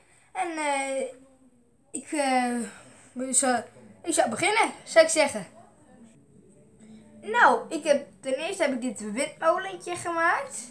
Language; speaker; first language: Dutch; native; Dutch